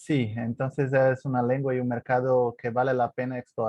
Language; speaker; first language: Spanish; non-native, fluent; Portuguese